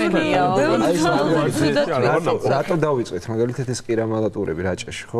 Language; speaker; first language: Georgian; native; Georgian